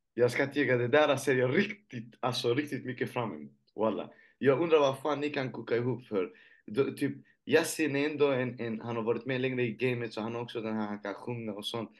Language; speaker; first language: Swedish; early bilingual, other home language; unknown